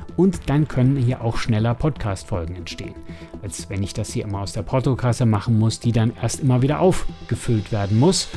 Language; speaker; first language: German; native; German